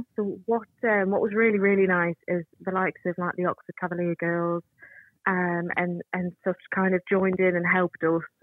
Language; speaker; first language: English; native; English